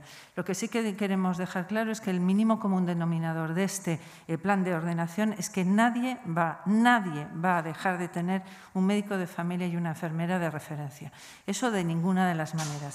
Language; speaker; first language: Spanish; native; Spanish